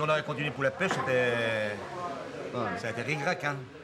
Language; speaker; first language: French; native; French